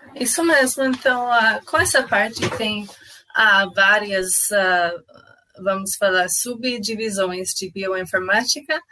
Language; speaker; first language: Portuguese; non-native, fluent; English